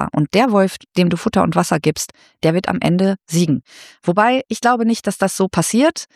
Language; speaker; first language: German; native; German